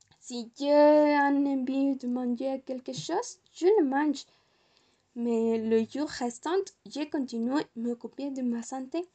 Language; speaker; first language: French; non-native, learner; Spanish